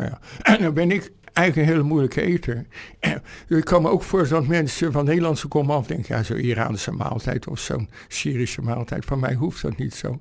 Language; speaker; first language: Dutch; native; Dutch